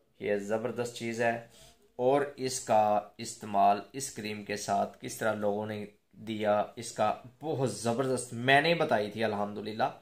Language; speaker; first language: Urdu; non-native, local second language; Punjabi